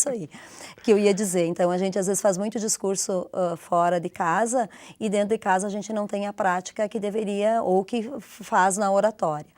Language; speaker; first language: Portuguese; native; Portuguese